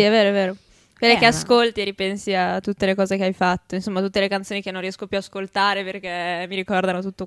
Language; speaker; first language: Italian; native; Italian